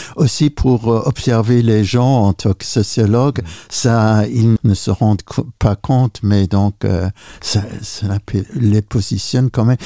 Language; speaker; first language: French; non-native, local second language; Luxembourgish